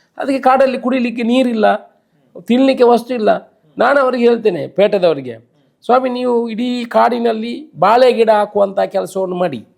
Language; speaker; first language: Kannada; non-native, local second language; Tulu